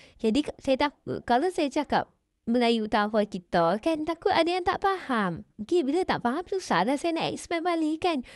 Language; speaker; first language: Malay; native; Malay